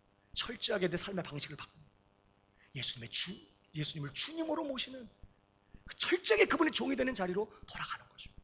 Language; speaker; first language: Korean; native; Korean